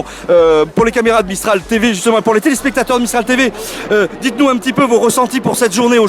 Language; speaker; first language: French; native; French